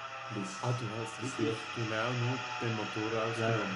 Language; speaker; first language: German; non-native, learner; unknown